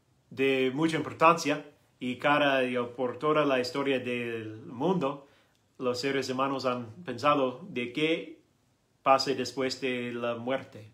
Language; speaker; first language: Spanish; non-native, learner; English